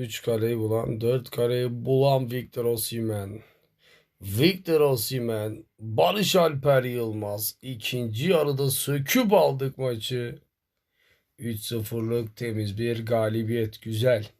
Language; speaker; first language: Turkish; native; Turkish